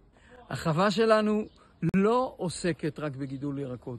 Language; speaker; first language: Hebrew; native; Hebrew